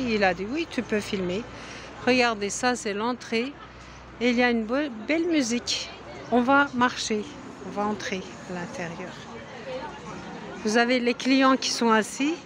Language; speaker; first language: French; non-native, fluent; Turkish